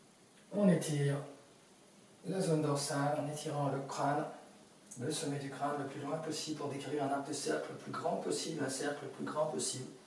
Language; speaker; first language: French; native; French